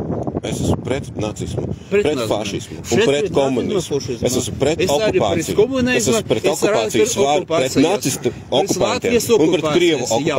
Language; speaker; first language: Latvian; native; Latvian